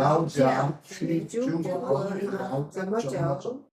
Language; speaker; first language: Chinese; non-native, learner; Korean